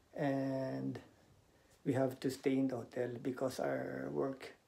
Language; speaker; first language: English; non-native, local second language; Filipino